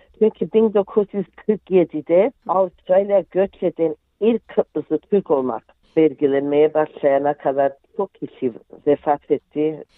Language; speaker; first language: Turkish; early bilingual, heritage; Turkish